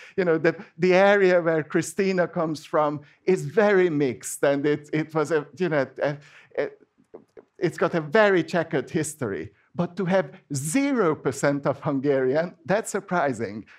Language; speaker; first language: English; non-native, fluent; Hungarian